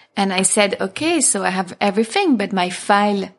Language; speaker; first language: English; non-native, fluent; French